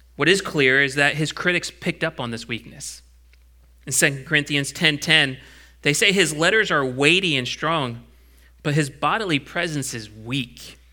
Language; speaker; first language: English; native; English